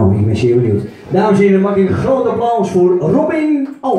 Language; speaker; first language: Dutch; native; Dutch